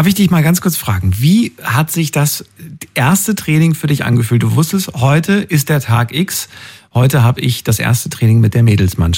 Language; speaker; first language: German; native; German